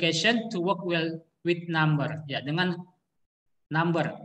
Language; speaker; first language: English; non-native, learner; Indonesian